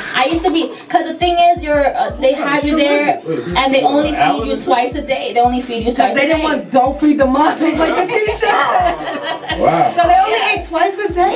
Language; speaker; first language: English; native; English